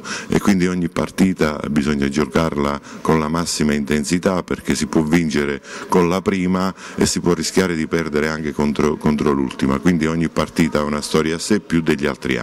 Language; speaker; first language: Italian; native; Italian